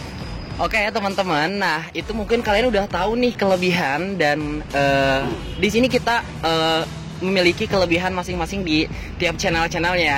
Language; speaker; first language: Indonesian; native; Indonesian